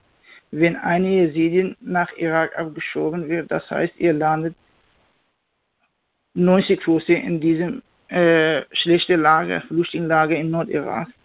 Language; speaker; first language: German; non-native, learner; Kurdish